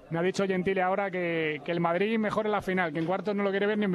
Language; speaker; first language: Spanish; native; Spanish